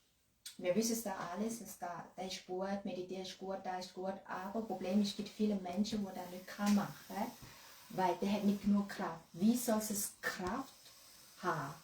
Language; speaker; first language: German; non-native, learner; Thai